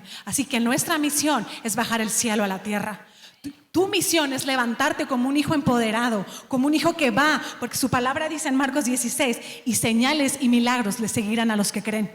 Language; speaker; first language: Spanish; native; Spanish